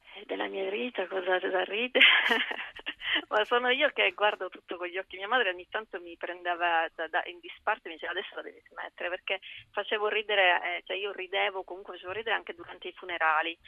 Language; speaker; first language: Italian; native; Italian